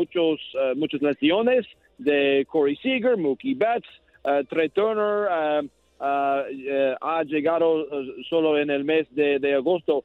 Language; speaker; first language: Spanish; non-native, learner; English